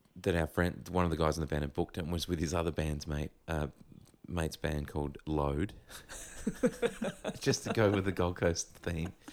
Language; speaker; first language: English; native; English